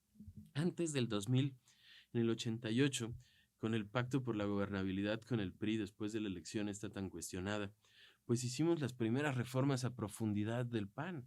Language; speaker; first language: Spanish; native; Spanish